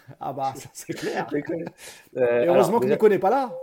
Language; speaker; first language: French; native; French